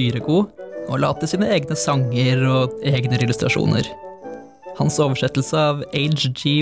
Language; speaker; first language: Norwegian; native; Norwegian